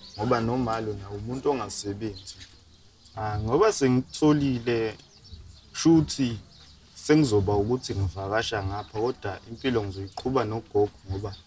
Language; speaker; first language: Zulu; native; Zulu